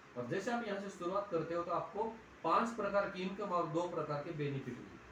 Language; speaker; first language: Hindi; non-native, local second language; Marathi